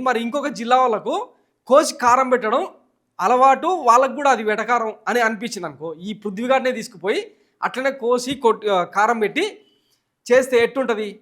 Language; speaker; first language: Telugu; native; Telugu